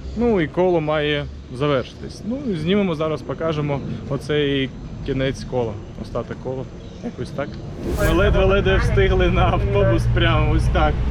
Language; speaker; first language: Ukrainian; non-native, local second language; Russian